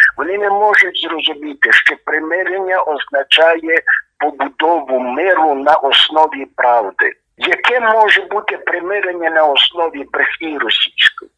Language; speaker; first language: Ukrainian; native; Ukrainian